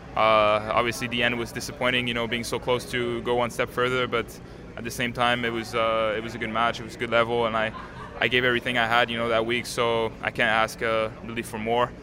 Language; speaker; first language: English; non-native, fluent; French